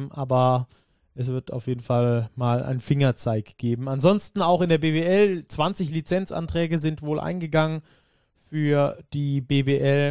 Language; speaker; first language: German; native; German